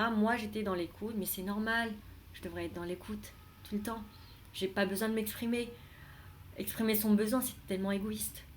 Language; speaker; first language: French; non-native, fluent; Vietnamese